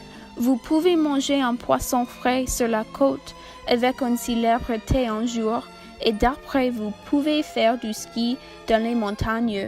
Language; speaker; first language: French; non-native, learner; English